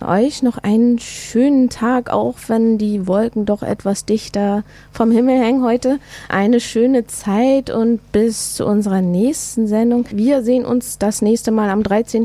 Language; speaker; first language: German; native; German